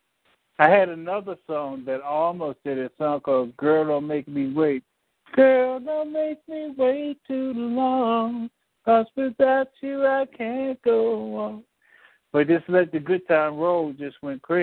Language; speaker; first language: English; native; English